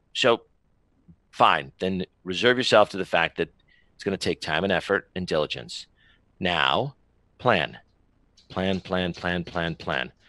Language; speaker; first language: English; native; English